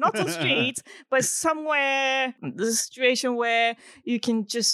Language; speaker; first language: English; non-native, fluent; Japanese